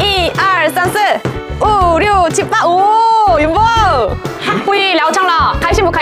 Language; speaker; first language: Chinese; non-native, learner; Korean